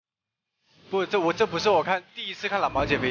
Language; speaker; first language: Chinese; native; Chinese